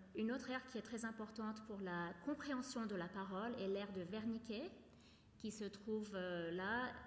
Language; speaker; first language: French; non-native, fluent; English